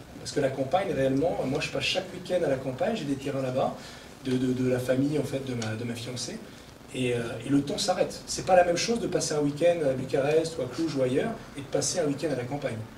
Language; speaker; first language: French; native; French